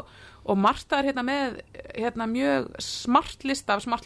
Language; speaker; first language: Icelandic; native; Icelandic